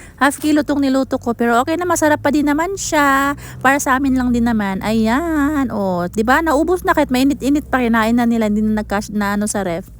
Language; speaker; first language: Filipino; non-native, local second language; Cebuano